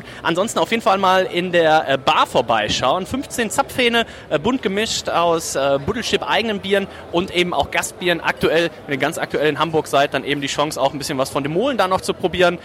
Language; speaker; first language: German; native; German